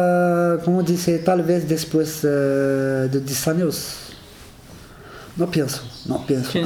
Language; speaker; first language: Spanish; non-native, learner; Arabic